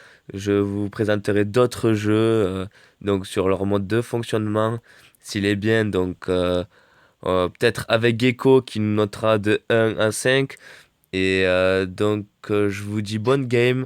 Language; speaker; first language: French; native; French